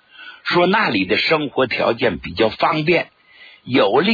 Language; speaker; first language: Chinese; native; Chinese